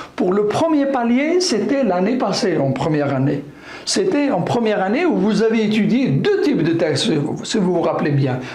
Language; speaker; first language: French; non-native, local second language; Arabic